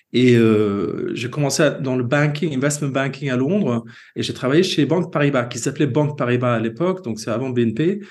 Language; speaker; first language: French; non-native, fluent; Swedish